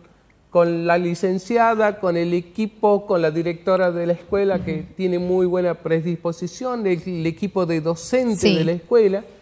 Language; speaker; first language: Spanish; native; Spanish